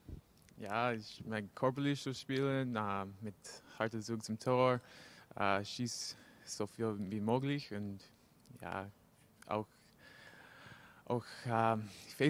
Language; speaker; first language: German; non-native, learner; English